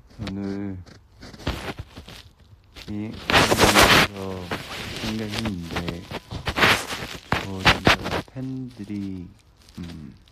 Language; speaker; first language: Korean; non-native, learner; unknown